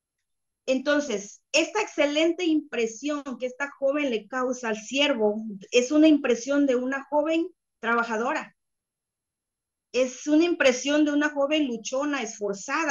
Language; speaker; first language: Spanish; native; Spanish